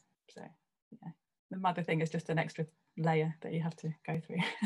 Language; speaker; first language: English; native; English